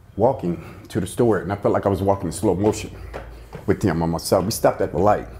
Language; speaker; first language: English; native; English